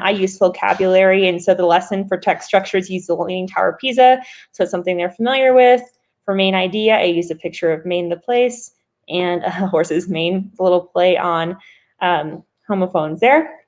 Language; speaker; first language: English; native; English